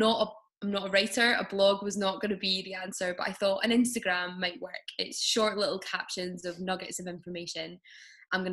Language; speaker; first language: English; native; English